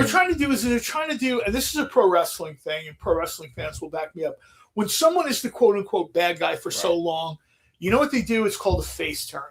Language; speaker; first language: English; native; English